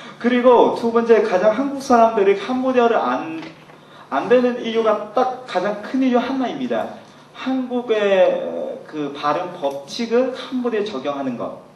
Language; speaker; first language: Korean; non-native, fluent; Khmer